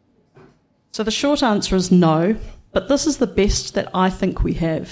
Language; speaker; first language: English; native; English